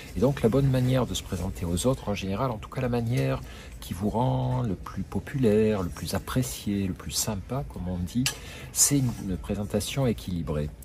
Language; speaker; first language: French; native; French